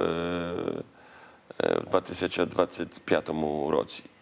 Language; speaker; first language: Ukrainian; non-native, learner; Polish